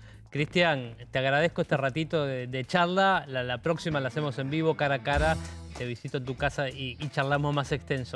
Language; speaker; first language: Spanish; native; Spanish